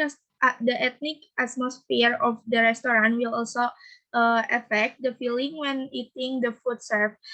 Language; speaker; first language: English; non-native, learner; Indonesian